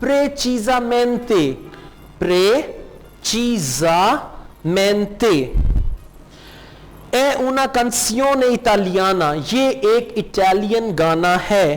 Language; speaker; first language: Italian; non-native, fluent; Urdu